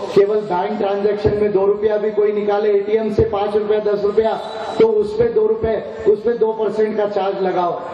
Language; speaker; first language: Hindi; non-native, local second language; Marathi